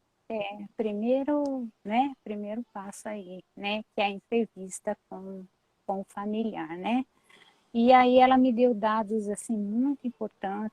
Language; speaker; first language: Portuguese; native; Portuguese